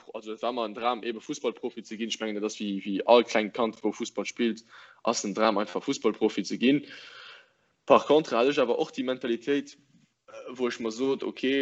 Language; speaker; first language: Luxembourgish; early bilingual, other home language; English